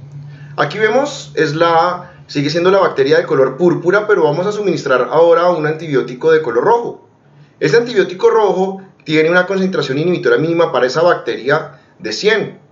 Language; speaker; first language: Spanish; native; Spanish